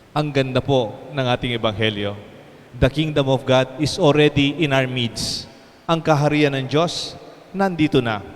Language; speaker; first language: Filipino; non-native, local second language; Pampanga